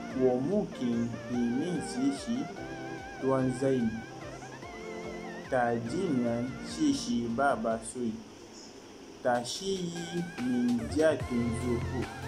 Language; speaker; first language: Chinese; non-native, learner; Malay